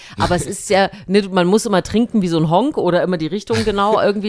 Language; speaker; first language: German; native; German